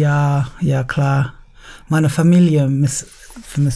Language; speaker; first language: German; non-native, learner; English